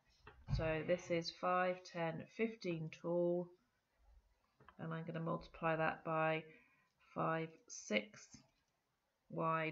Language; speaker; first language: English; native; English